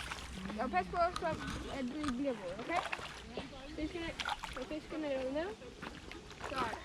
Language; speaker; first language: Danish; early bilingual, other home language; Bangla